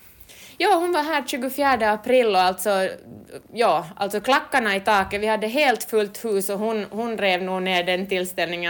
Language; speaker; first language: Swedish; native; Swedish